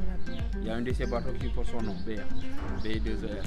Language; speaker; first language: French; non-native, local second language; Wolof